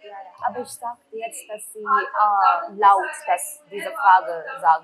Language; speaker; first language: German; early bilingual, heritage; Urdu